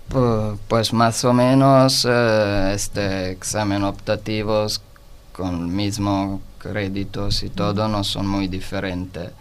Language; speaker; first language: Spanish; non-native, learner; Italian